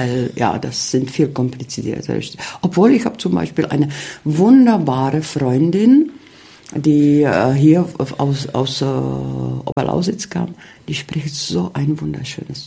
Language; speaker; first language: German; early bilingual, heritage; German